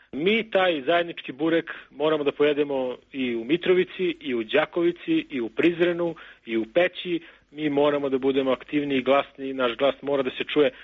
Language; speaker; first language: Serbian; native; Serbian